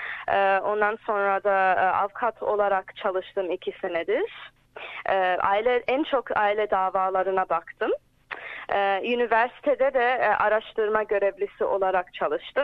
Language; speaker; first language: Turkish; early bilingual, heritage; English